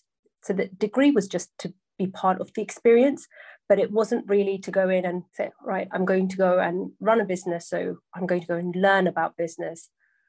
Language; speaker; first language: English; native; English